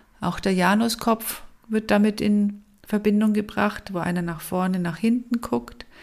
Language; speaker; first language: German; native; German